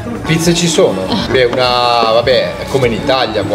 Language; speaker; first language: Italian; native; Italian